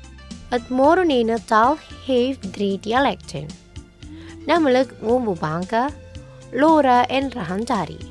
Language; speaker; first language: Dutch; non-native, fluent; Indonesian